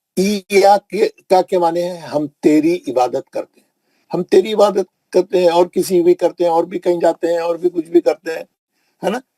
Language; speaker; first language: Urdu; native; Urdu